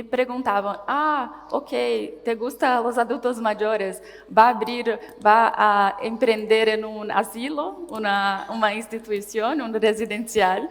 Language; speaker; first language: Spanish; non-native, learner; Portuguese